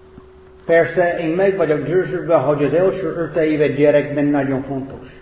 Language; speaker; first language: Hungarian; non-native, fluent; English